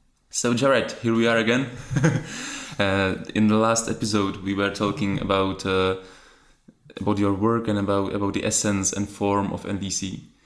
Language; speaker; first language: English; non-native, fluent; Czech